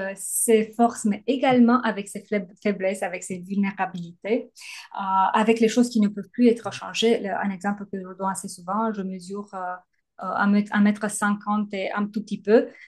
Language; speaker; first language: French; native; French